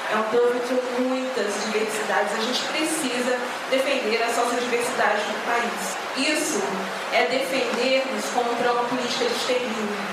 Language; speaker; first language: Portuguese; native; Portuguese